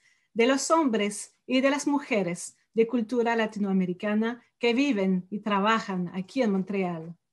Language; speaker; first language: Spanish; non-native, fluent; French